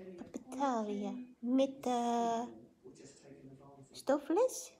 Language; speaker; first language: Dutch; non-native, learner; Filipino